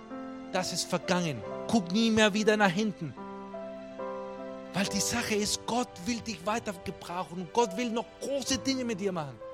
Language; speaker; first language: German; non-native, fluent; Spanish